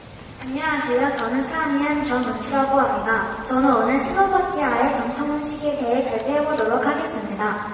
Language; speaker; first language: Korean; early bilingual, heritage; Korean